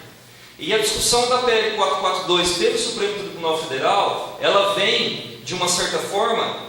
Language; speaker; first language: Portuguese; native; Portuguese